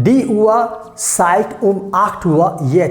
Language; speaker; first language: German; non-native, fluent; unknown